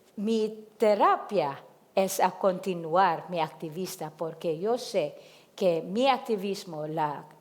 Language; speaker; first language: Spanish; non-native, learner; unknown